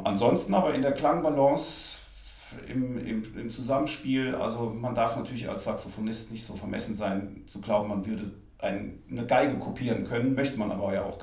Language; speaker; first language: German; native; German